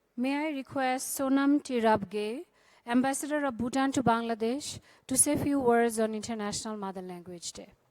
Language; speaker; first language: English; non-native, local second language; Bangla